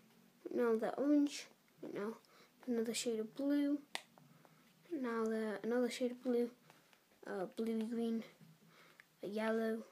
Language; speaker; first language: English; native; English